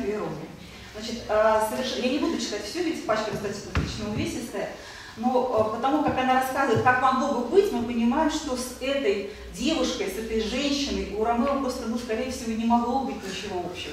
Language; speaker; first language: Russian; native; Russian